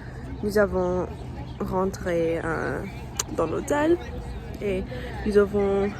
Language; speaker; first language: French; non-native, learner; English